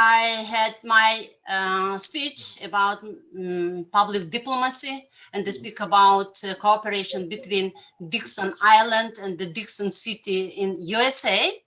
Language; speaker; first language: English; non-native, learner; Russian